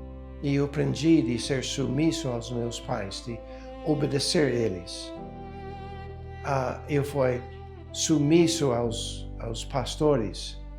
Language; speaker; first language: Portuguese; non-native, fluent; English